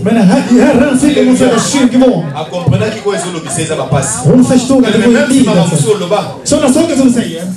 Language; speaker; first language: Swedish; non-native, fluent; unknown